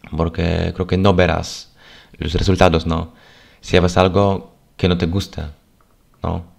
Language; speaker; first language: Spanish; non-native, fluent; Polish